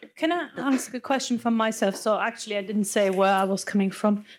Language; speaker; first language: English; non-native, fluent; German